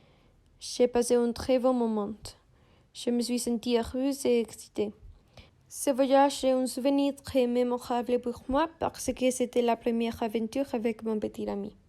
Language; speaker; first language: French; non-native, learner; Spanish